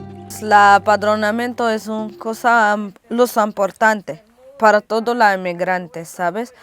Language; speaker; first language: Spanish; non-native, learner; Arabic